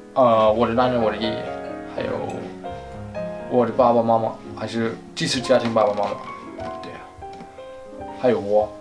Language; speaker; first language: Chinese; non-native, learner; German